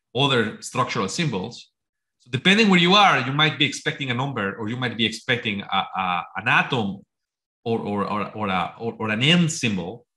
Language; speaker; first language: English; non-native, fluent; Spanish